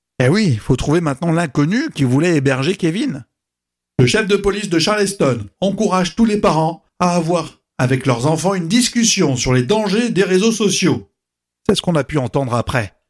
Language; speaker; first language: French; native; French